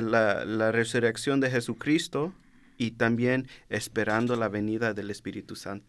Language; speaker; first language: Spanish; early bilingual, heritage; Spanish